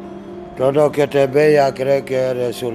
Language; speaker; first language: Spanish; non-native, learner; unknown